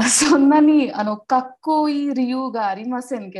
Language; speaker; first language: Japanese; non-native, learner; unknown